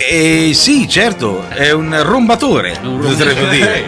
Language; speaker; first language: Italian; native; Italian